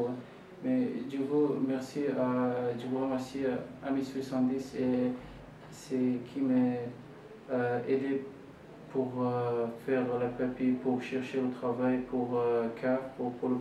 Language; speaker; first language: French; non-native, learner; Arabic